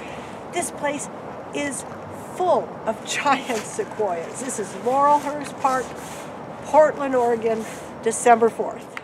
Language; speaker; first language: English; native; English